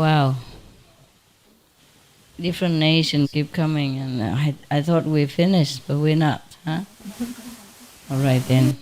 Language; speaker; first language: English; non-native, fluent; Vietnamese